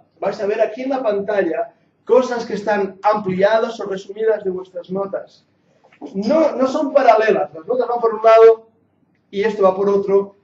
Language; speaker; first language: Spanish; non-native, fluent; English